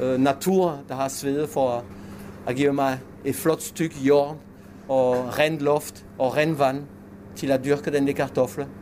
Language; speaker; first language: Danish; non-native, fluent; French